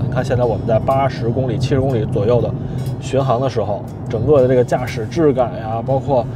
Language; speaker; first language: Chinese; native; Chinese